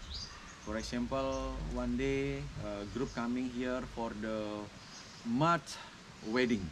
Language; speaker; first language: English; non-native, learner; Indonesian